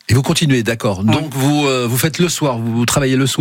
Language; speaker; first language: French; native; French